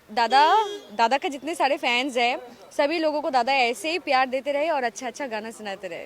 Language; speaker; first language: Hindi; non-native, local second language; Assamese